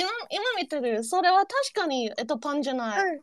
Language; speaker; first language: Japanese; non-native, learner; English